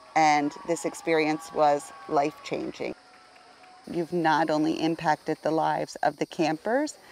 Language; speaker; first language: English; native; English